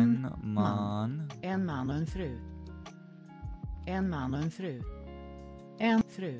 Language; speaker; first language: Swedish; non-native, learner; English